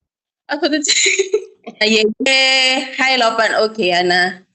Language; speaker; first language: Cantonese; non-native, learner; Indonesian